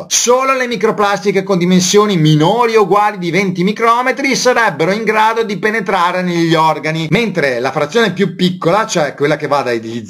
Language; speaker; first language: Italian; native; Italian